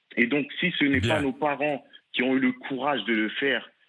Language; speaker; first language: French; native; French